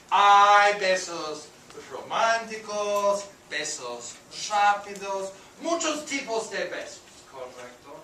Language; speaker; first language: Spanish; non-native, fluent; English